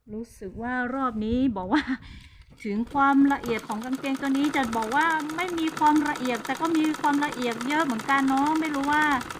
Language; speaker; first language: Thai; non-native, local second language; Hmong